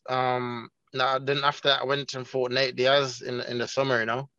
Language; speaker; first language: English; non-native, local second language; Jamaican Creole English